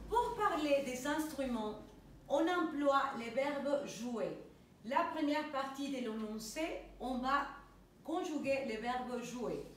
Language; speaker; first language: French; non-native, fluent; Spanish